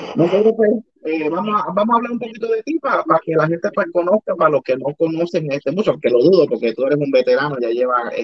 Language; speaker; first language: Spanish; native; Spanish